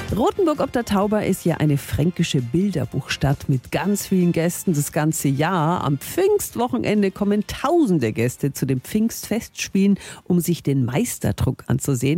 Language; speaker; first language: German; native; German